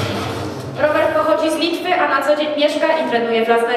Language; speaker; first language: Polish; native; Polish